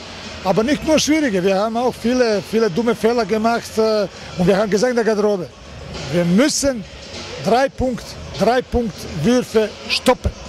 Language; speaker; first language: German; non-native, fluent; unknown